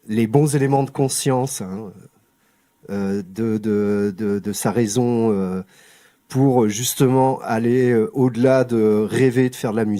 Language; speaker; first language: French; native; French